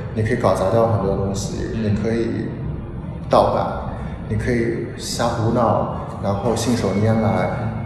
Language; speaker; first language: Chinese; native; Chinese